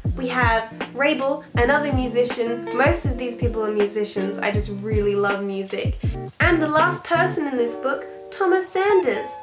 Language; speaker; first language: English; native; English